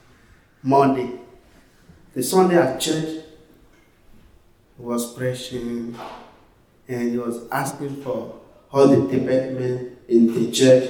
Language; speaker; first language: English; non-native, learner; French